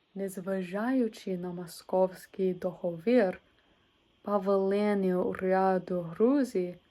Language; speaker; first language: Ukrainian; non-native, learner; English